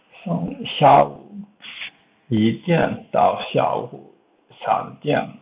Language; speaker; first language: Chinese; non-native, learner; Swedish